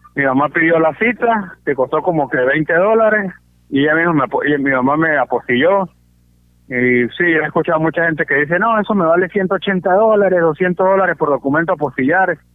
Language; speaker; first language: Spanish; native; Spanish